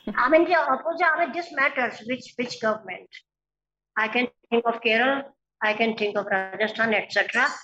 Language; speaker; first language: English; non-native, local second language; Hindi